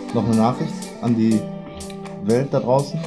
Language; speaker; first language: German; native; German